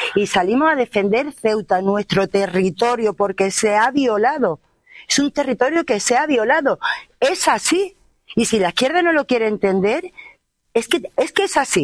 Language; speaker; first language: Spanish; native; Spanish